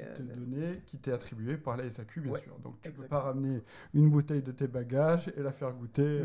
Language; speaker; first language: French; native; French